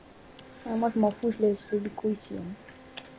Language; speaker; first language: French; native; French